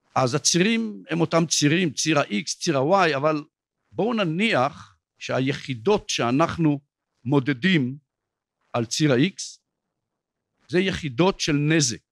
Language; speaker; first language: Hebrew; native; Hebrew